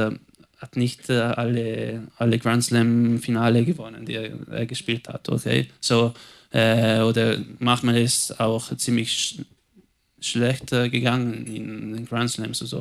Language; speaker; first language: German; non-native, local second language; Italian